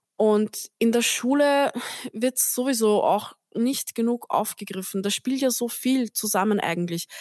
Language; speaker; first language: German; early bilingual, other home language; Turkish